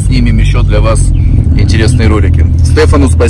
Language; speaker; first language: Russian; native; Russian